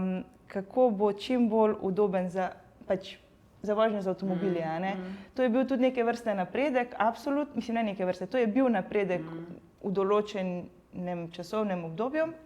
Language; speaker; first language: Slovenian; native; Slovenian